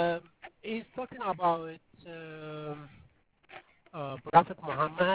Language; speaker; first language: English; non-native, fluent; Arabic